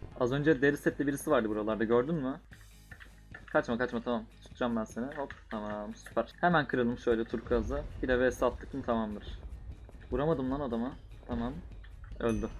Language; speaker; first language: Turkish; native; Turkish